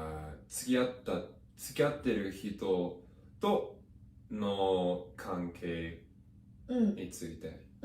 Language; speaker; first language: Japanese; non-native, fluent; English